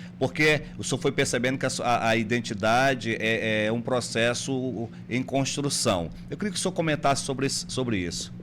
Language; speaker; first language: Portuguese; native; Portuguese